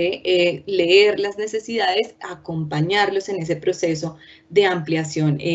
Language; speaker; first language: Spanish; native; Spanish